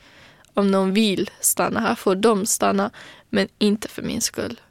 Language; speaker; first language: Swedish; non-native, fluent; Kurdish